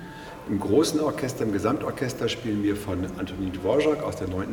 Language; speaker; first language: German; native; German